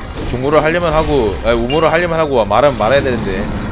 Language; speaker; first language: Korean; native; Korean